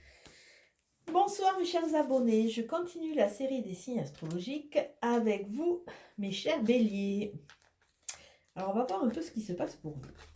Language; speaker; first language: French; native; French